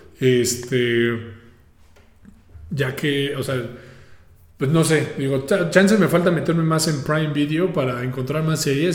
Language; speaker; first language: Spanish; native; Spanish